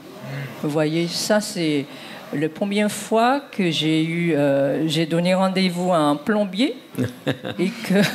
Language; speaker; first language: French; non-native, fluent; Japanese